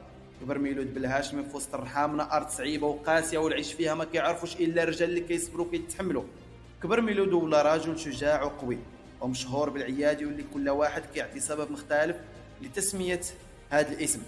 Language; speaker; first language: Arabic; native; Arabic